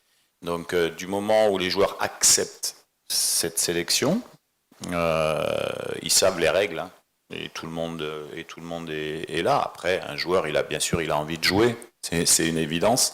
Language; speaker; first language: French; native; French